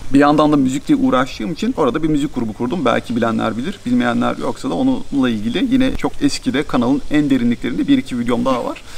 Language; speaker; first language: Turkish; native; Turkish